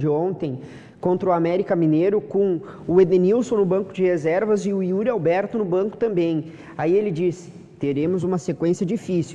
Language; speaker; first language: Portuguese; native; Portuguese